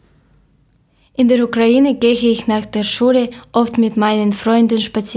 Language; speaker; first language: German; non-native, learner; Ukrainian